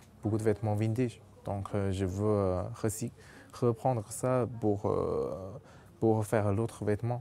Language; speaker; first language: French; non-native, local second language; Chinese